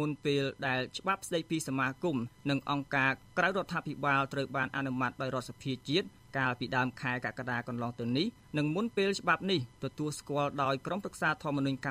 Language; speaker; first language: Khmer; native; Khmer